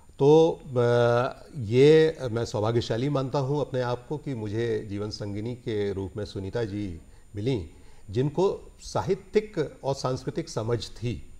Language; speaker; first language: Hindi; native; Hindi